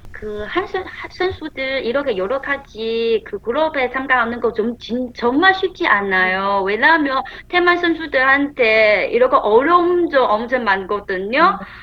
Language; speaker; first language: Korean; non-native, fluent; Chinese